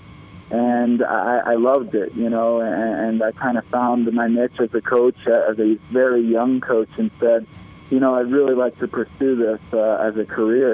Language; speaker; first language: English; native; English